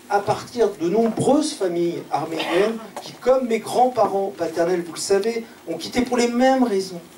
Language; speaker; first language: French; native; French